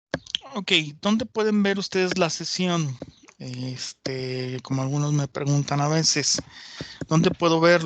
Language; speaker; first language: Spanish; native; Spanish